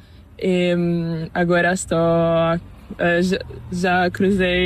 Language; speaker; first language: Spanish; non-native, learner; Italian